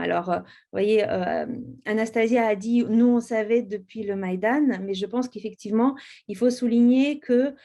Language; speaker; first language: French; native; French